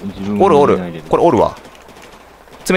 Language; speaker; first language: Japanese; native; Japanese